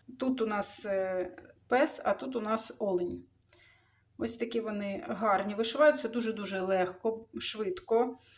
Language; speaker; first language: Ukrainian; non-native, local second language; Russian